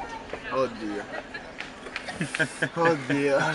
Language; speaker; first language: Italian; native; Italian